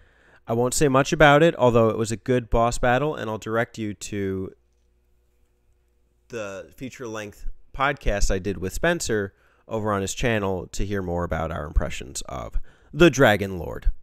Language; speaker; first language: English; native; English